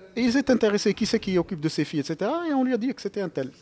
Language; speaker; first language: French; non-native, local second language; Arabic